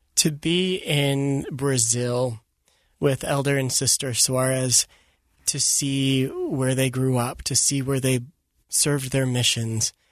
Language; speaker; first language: English; early bilingual, other home language; Filipino